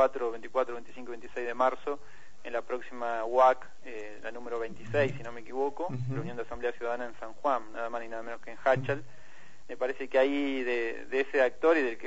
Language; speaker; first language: Spanish; native; Spanish